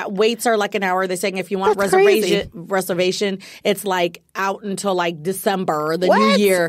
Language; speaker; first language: English; native; English